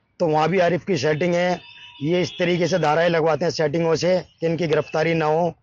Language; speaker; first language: Hindi; native; Hindi